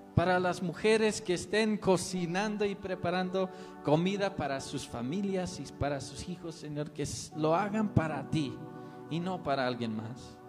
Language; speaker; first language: Spanish; non-native, fluent; English